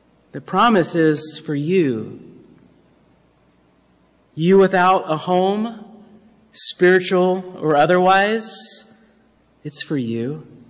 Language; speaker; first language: English; native; English